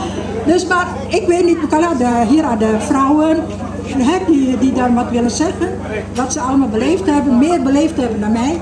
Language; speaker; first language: Dutch; early bilingual, other home language; Malay